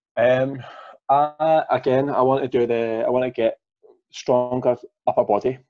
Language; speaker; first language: English; native; English